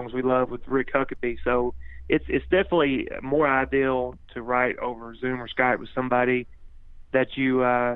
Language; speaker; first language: English; native; English